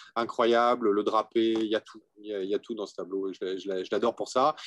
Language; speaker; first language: French; native; French